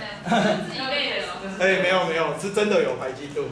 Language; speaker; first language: Chinese; native; Chinese